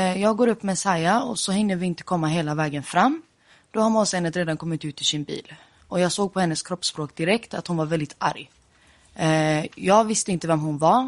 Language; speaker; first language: Swedish; early bilingual, other home language; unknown